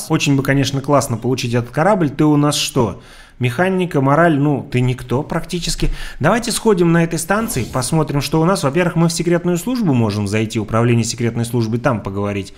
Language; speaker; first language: Russian; native; Russian